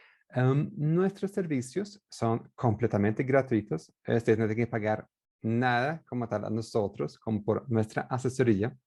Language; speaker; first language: Spanish; non-native, fluent; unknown